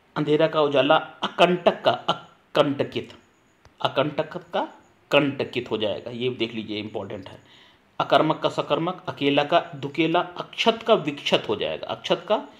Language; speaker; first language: Hindi; native; Hindi